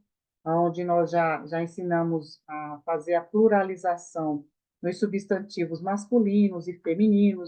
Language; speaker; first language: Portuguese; native; Portuguese